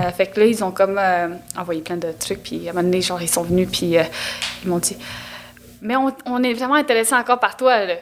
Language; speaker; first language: French; non-native, local second language; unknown